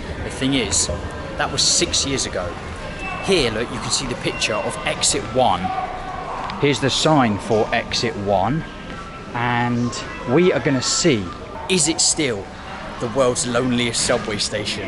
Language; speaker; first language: English; native; English